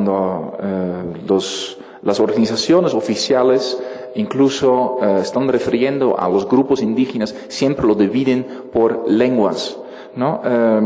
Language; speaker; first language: Spanish; non-native, fluent; Dutch